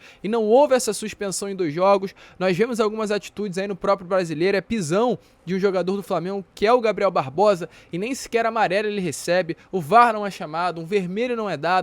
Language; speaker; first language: Portuguese; native; Portuguese